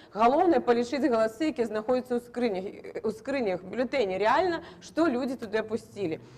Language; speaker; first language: Belarusian; non-native, local second language; Russian